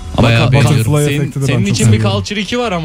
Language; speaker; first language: Turkish; native; Turkish